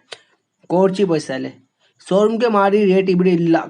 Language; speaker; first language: Malayalam; non-native, learner; Hindi